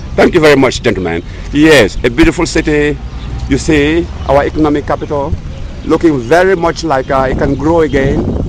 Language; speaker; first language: English; native; English